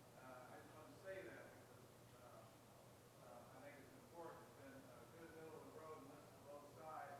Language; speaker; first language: English; native; English